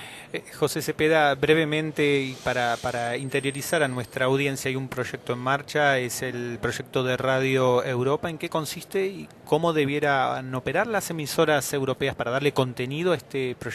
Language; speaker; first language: Spanish; native; Spanish